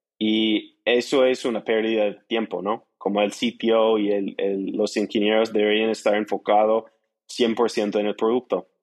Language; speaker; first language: Spanish; non-native, fluent; English